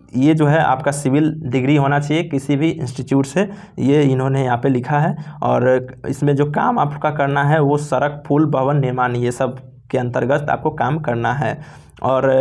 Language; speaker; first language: Hindi; native; Hindi